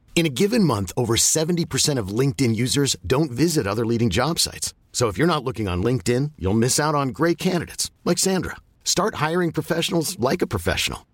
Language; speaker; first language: English; native; English